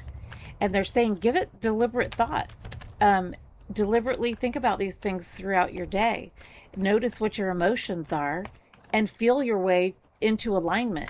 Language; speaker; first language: English; native; English